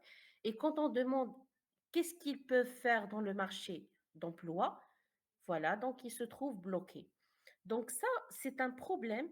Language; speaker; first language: French; non-native, fluent; Arabic